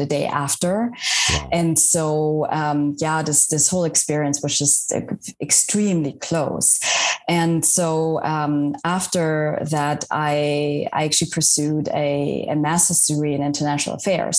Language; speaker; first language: English; non-native, fluent; German